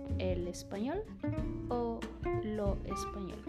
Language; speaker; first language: Spanish; non-native, fluent; Portuguese